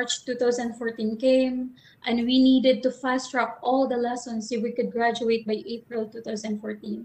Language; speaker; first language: English; non-native, local second language; Waray